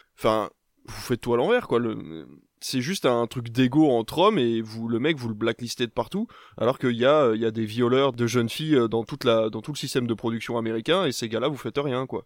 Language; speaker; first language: French; native; French